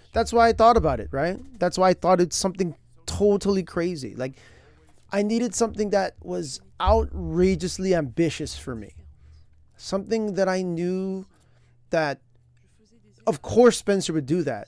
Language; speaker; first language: English; native; English